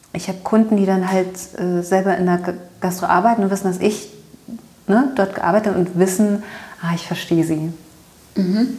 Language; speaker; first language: German; native; German